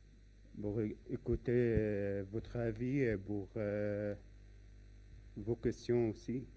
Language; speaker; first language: French; non-native, learner; Arabic